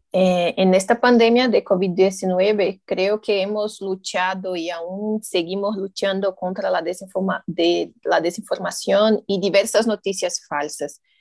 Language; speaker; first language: Spanish; non-native, fluent; Portuguese